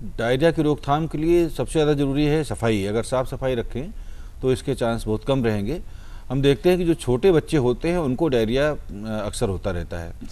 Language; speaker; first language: Hindi; native; Hindi